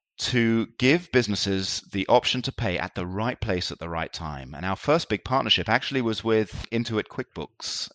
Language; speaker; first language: English; native; English